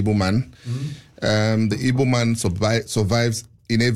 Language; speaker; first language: English; non-native, local second language; Igbo